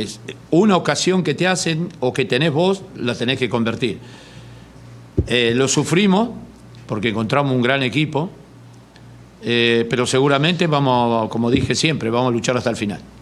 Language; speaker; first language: Spanish; native; Spanish